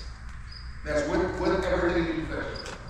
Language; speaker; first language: English; native; English